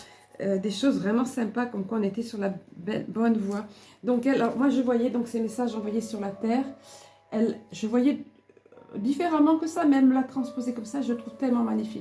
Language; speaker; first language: French; native; French